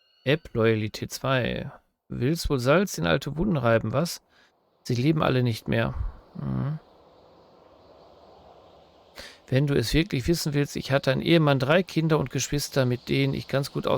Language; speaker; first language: German; native; German